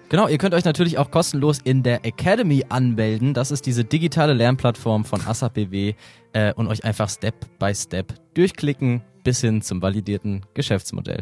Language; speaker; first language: German; native; German